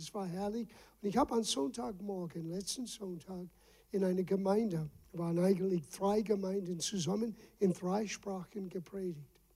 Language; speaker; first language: German; non-native, fluent; English